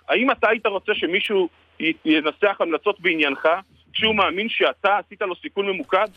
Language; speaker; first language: Hebrew; native; Hebrew